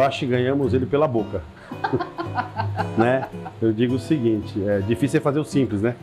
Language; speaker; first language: Portuguese; native; Portuguese